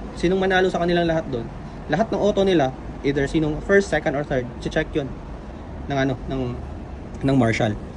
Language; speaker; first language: Filipino; native; Filipino